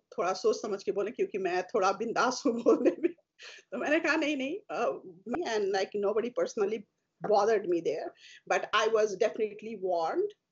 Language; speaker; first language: Hindi; native; Hindi